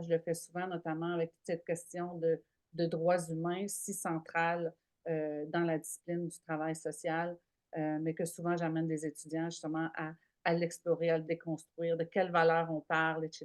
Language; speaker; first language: French; native; French